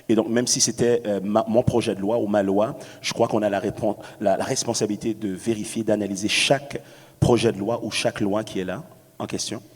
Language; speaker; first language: French; native; French